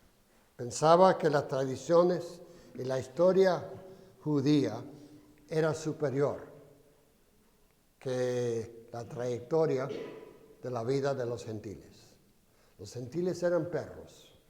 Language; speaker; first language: Spanish; non-native, fluent; English